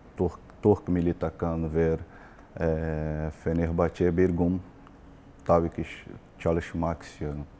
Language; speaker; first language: Turkish; non-native, learner; Portuguese